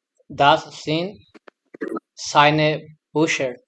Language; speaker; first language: German; non-native, learner; Spanish